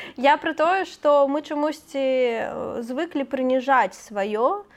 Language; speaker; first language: Belarusian; native; Belarusian